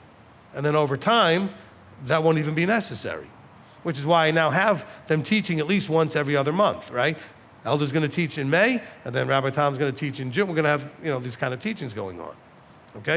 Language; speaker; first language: English; native; English